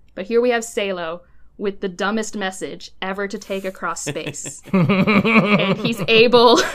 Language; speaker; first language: English; native; English